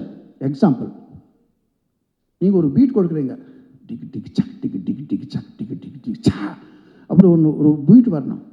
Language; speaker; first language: Tamil; non-native, local second language; Telugu